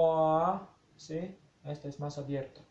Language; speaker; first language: Spanish; non-native, fluent; Polish